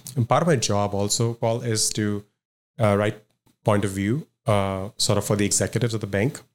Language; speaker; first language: English; non-native, local second language; Punjabi